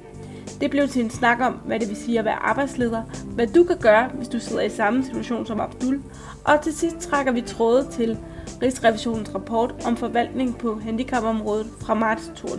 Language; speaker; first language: Danish; native; Danish